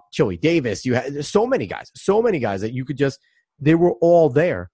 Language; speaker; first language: English; native; English